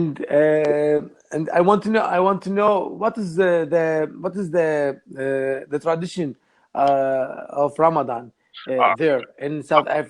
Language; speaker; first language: English; non-native, learner; Arabic